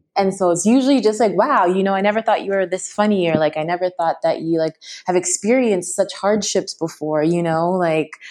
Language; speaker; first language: English; native; English